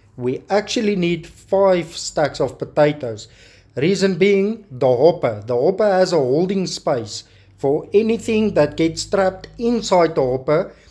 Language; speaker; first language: English; non-native, local second language; Afrikaans